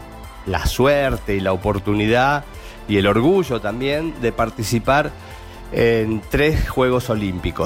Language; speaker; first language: Spanish; native; Spanish